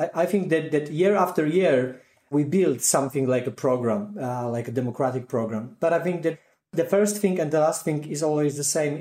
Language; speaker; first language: English; non-native, fluent; Polish